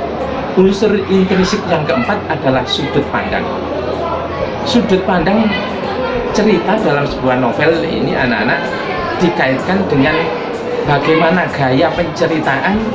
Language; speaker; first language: Indonesian; native; Indonesian